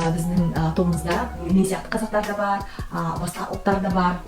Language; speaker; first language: Kazakh; non-native, local second language; Russian